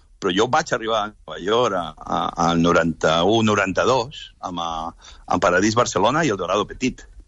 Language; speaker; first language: Catalan; non-native, local second language; Spanish